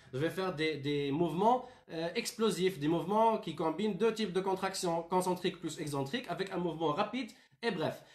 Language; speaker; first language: French; non-native, local second language; Arabic